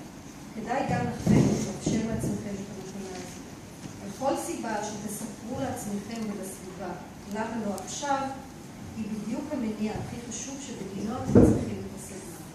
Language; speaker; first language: Hebrew; native; Hebrew